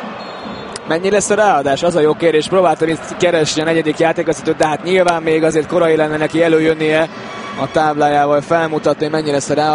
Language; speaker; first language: Hungarian; native; Hungarian